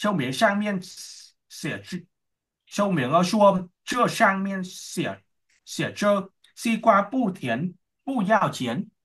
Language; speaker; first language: Chinese; non-native, learner; Vietnamese